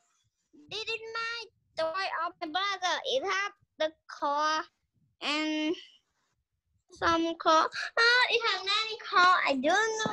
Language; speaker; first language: English; non-native, learner; Vietnamese